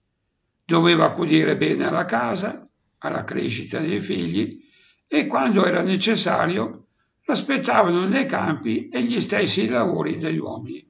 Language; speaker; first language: Italian; native; Italian